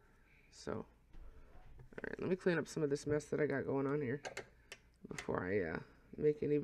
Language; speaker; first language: English; native; English